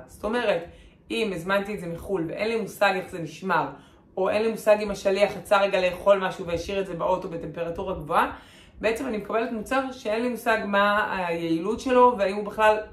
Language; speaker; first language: Hebrew; native; Hebrew